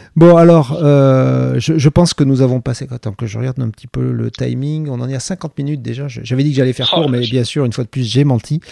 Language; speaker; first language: French; native; French